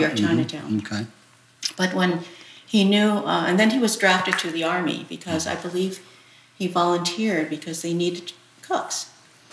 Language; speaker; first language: English; early bilingual, other home language; Chinese